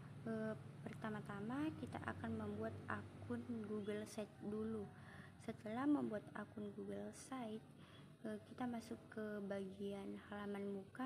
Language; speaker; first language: Indonesian; native; Indonesian